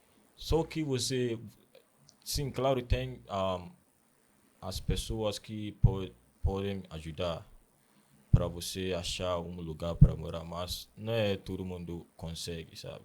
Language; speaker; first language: Portuguese; non-native, learner; Akan